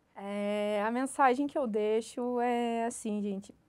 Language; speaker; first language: Portuguese; native; Portuguese